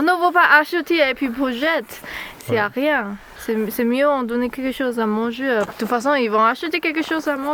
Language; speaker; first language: French; non-native, learner; Chinese